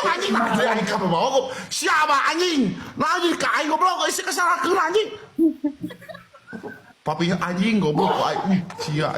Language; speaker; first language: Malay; non-native, local second language; Sundanese